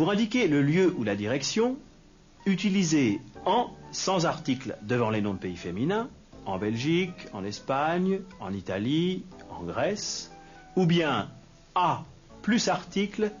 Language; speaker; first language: French; native; French